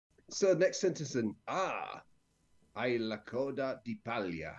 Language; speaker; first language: Italian; non-native, learner; English